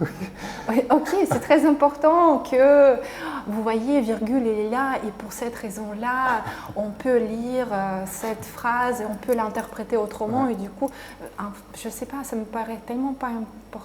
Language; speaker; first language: French; non-native, fluent; Russian